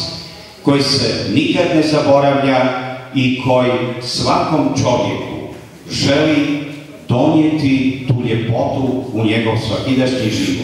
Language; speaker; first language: Croatian; native; Croatian